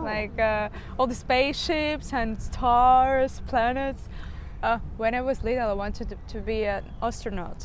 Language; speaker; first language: English; non-native, fluent; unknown